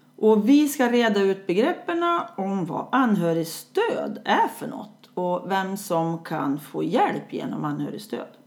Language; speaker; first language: Swedish; native; Swedish